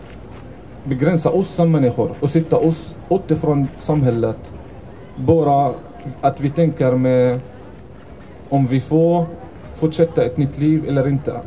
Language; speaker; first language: Swedish; non-native, fluent; Arabic